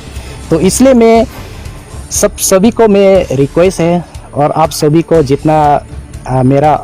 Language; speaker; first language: Hindi; non-native, local second language; Karbi